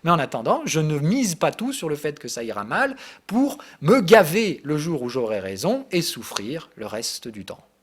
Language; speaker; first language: French; native; French